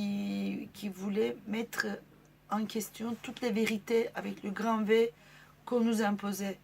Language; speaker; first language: French; non-native, fluent; Turkish